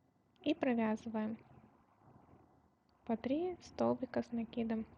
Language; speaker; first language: Russian; native; Russian